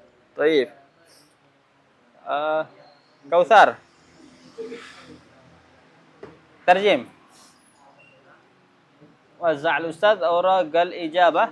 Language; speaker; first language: Arabic; non-native, fluent; Indonesian